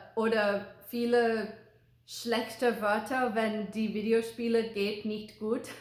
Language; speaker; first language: German; non-native, learner; English